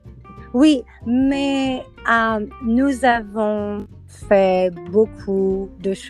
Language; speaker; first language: French; non-native, learner; English